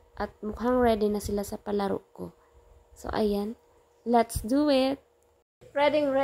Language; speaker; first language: Filipino; non-native, local second language; Bikol